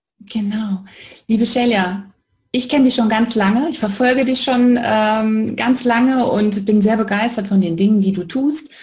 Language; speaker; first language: German; native; German